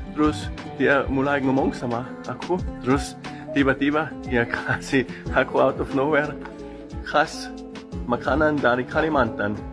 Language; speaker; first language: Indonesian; non-native, learner; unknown